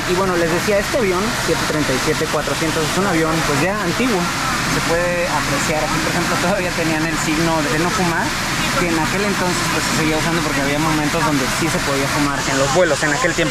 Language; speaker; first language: Spanish; native; Spanish